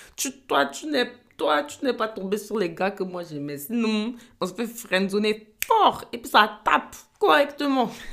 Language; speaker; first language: French; native; French